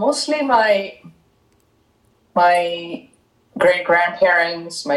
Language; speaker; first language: English; non-native, local second language; Tamil